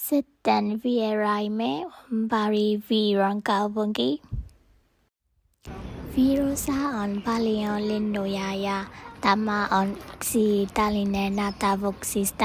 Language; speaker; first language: Finnish; non-native, learner; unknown